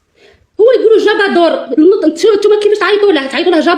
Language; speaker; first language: Arabic; native; Arabic